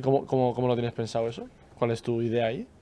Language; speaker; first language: Spanish; native; Spanish